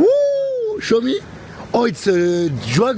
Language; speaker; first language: English; non-native, learner; French